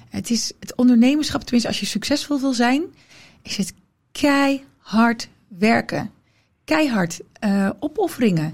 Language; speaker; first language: Dutch; early bilingual, other home language; Riffian